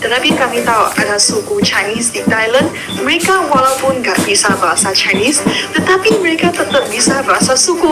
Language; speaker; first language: Indonesian; non-native, fluent; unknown